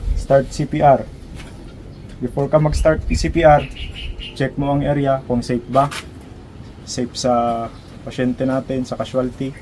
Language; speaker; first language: Filipino; non-native, local second language; Hiligaynon